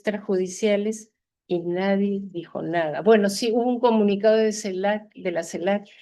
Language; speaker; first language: Spanish; native; Spanish